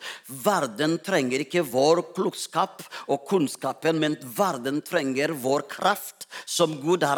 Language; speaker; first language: Norwegian; non-native, fluent; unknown